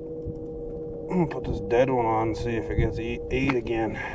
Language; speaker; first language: English; native; English